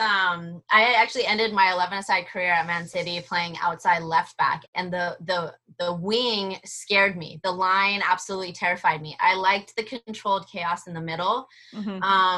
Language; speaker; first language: English; early bilingual, other home language; Spanish